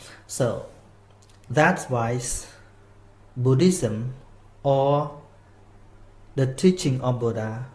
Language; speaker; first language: English; non-native, fluent; Khmer